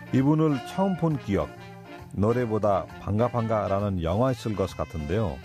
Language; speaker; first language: Korean; non-native, fluent; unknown